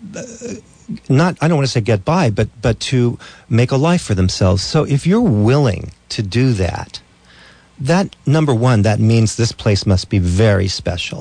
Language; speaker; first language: English; native; English